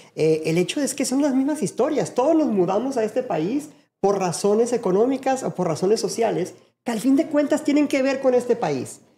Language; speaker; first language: Spanish; native; Spanish